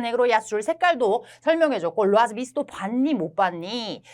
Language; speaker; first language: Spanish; non-native, fluent; Korean